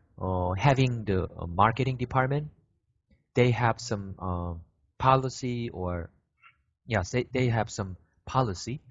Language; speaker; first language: English; non-native, fluent; Korean